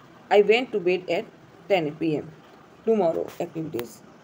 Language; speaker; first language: English; non-native, local second language; Gujarati